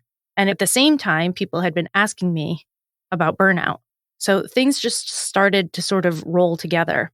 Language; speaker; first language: English; native; English